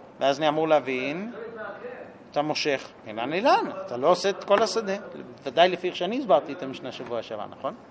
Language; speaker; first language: Hebrew; non-native, fluent; English